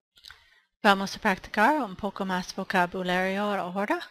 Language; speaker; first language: Spanish; non-native, learner; English